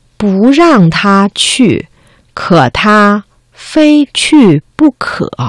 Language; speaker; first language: Chinese; non-native, fluent; Vietnamese